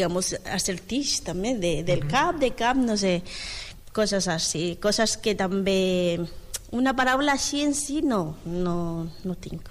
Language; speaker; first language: Catalan; non-native, learner; Spanish